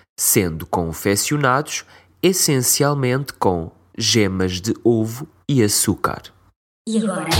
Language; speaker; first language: Portuguese; native; Portuguese